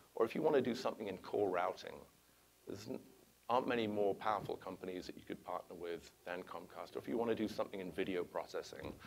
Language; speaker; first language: English; native; English